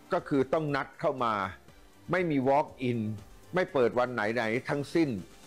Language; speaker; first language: Thai; native; Thai